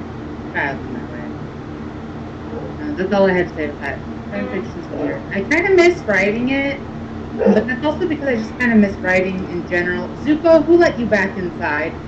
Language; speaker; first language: English; native; English